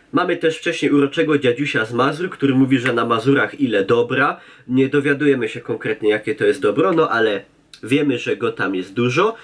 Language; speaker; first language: Polish; native; Polish